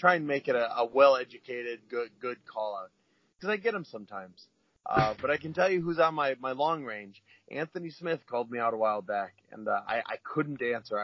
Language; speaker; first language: English; native; English